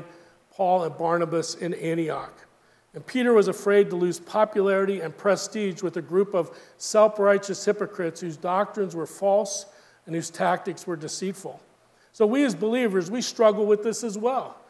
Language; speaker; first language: English; native; English